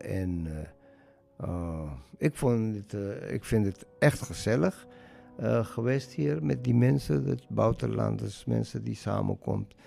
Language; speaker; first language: Dutch; non-native, learner; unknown